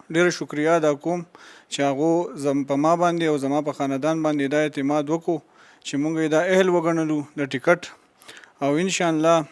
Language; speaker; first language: Pashto; native; Pashto